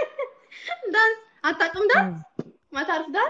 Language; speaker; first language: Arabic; non-native, learner; Amharic